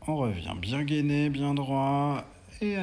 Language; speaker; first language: French; native; French